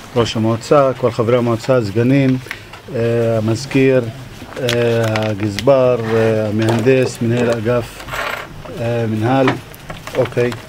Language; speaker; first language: Hebrew; non-native, local second language; Arabic